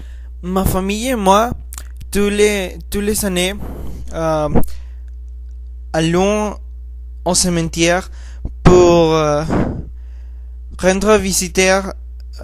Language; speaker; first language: French; non-native, learner; Spanish